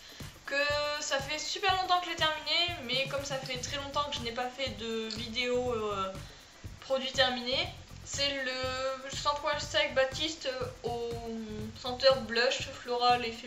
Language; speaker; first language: French; native; French